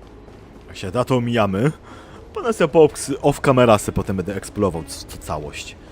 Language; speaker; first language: Polish; native; Polish